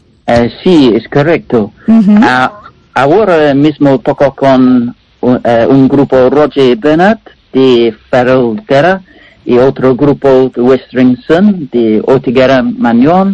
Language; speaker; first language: Spanish; non-native, learner; English